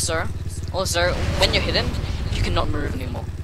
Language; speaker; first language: English; native; English